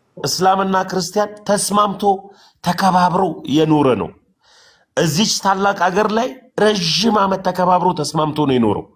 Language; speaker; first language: Amharic; non-native, local second language; Oromo